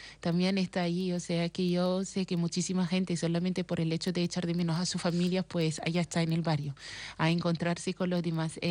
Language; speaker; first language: Spanish; non-native, fluent; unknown